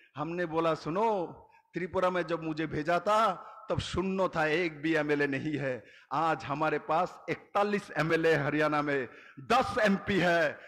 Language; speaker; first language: Hindi; non-native, local second language; Bangla